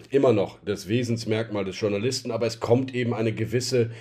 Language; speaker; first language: German; native; German